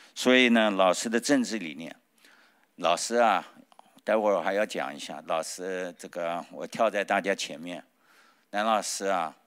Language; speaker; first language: Chinese; native; Chinese